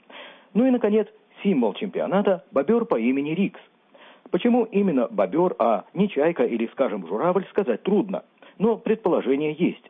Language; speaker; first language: Russian; native; Russian